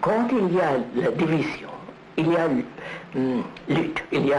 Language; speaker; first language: French; non-native, learner; Telugu